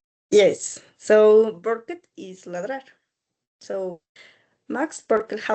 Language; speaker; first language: English; non-native, learner; Spanish